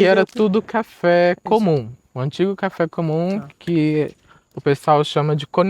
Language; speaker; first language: Portuguese; native; Portuguese